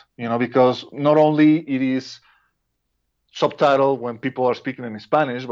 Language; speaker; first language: English; non-native, fluent; Spanish